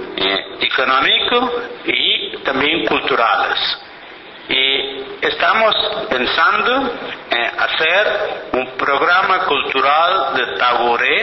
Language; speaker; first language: Spanish; non-native, learner; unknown